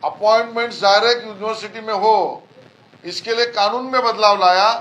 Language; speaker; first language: Hindi; non-native, local second language; Marathi